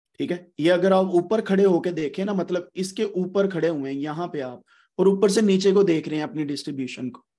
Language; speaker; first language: Urdu; non-native, local second language; Punjabi